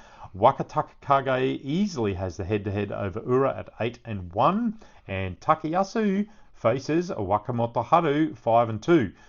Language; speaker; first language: English; native; English